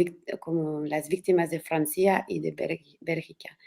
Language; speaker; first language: Spanish; non-native, learner; French